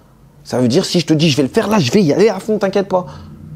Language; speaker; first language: French; native; French